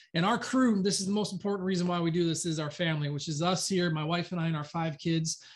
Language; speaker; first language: English; native; English